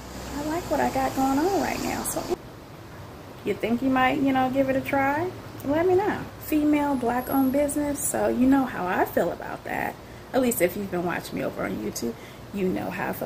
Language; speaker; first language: English; native; English